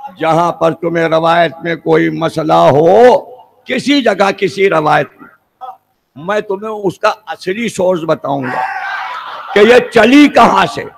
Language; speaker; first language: Urdu; native; Urdu